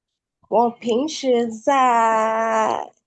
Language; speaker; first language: Chinese; non-native, learner; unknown